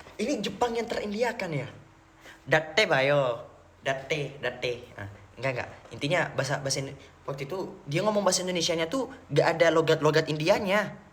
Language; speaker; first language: Indonesian; non-native, local second language; Madurese